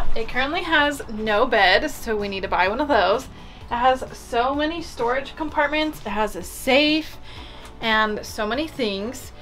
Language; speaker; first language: English; native; English